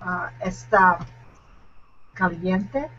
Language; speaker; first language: Spanish; non-native, learner; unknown